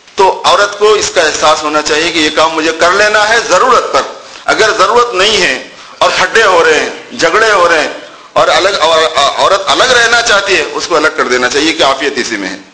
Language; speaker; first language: Urdu; native; Urdu